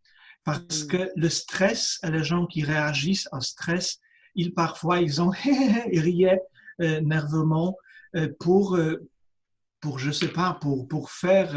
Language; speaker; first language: French; non-native, fluent; Polish